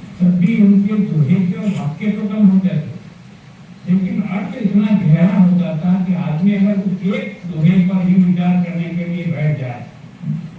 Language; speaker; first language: Hindi; native; Hindi